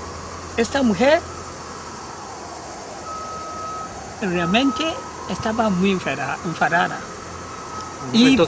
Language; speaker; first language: Spanish; non-native, learner; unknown